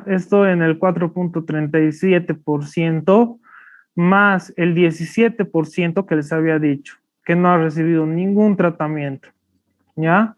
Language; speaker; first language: Spanish; native; Spanish